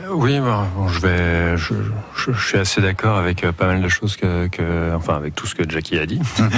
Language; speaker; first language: French; native; French